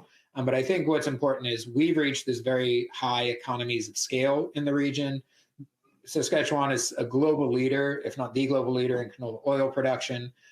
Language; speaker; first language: English; native; English